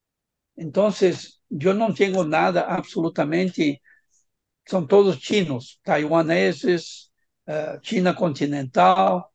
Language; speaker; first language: Spanish; non-native, fluent; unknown